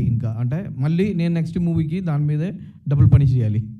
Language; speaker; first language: Telugu; non-native, local second language; Malayalam